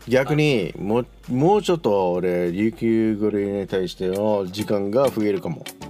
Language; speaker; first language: Japanese; early bilingual, heritage; Japanese